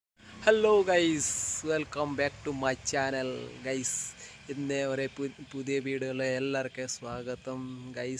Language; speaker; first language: Malayalam; non-native, local second language; Assamese